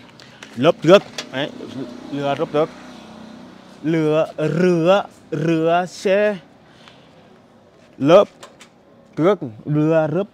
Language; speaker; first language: Vietnamese; non-native, learner; Portuguese